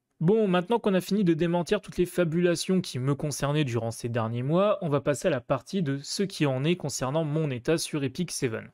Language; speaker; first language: French; native; French